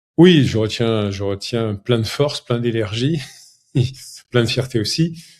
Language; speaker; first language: French; native; French